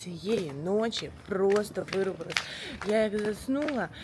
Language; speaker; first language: Ukrainian; non-native, local second language; Russian